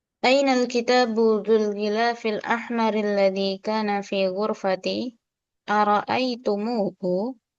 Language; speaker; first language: Arabic; non-native, fluent; Indonesian